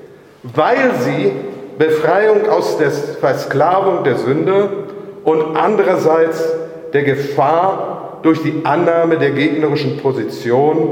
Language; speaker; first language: German; native; German